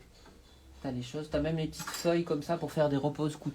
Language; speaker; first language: French; native; French